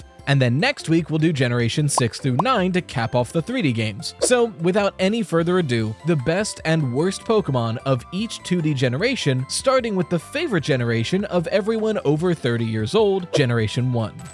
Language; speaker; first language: English; native; English